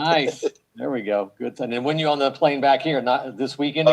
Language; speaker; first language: English; native; English